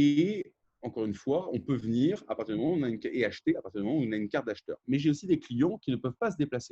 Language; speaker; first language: French; native; French